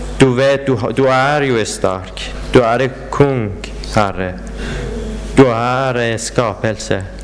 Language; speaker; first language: Swedish; non-native, learner; Persian